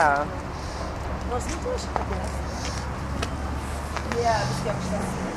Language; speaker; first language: Lithuanian; early bilingual, heritage; English